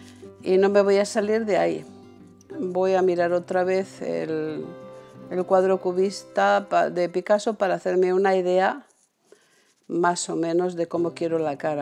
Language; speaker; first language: Spanish; native; Spanish